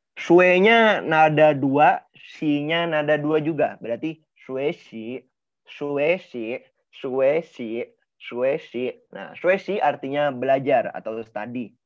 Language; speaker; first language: Indonesian; native; Indonesian